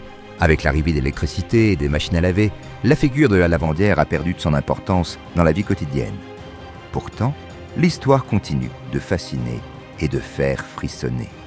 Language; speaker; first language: French; native; French